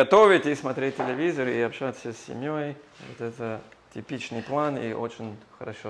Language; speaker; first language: Russian; non-native, fluent; English